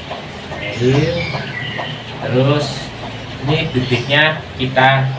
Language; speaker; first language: Indonesian; non-native, local second language; Javanese